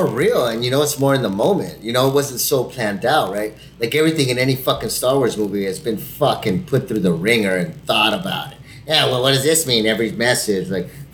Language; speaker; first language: English; non-native, fluent; Spanish